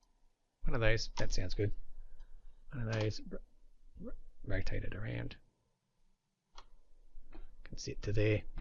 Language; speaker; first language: English; native; English